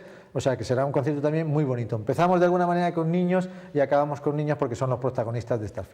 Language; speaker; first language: Spanish; native; Spanish